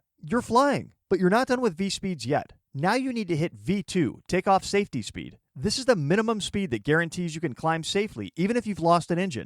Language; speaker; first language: English; native; English